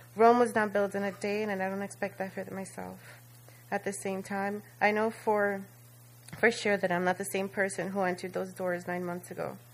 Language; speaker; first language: English; non-native, fluent; Spanish